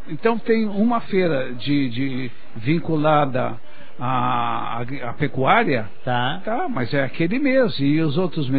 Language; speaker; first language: Portuguese; native; Portuguese